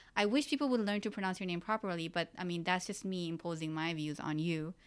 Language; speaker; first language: English; early bilingual, other home language; Urdu